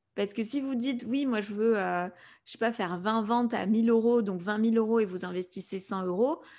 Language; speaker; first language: French; non-native, fluent; Spanish